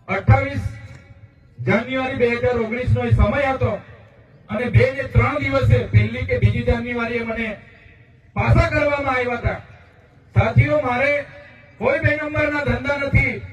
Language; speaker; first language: Gujarati; non-native, local second language; Vasavi